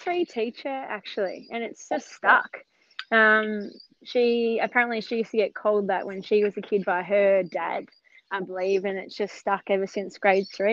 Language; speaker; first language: English; native; English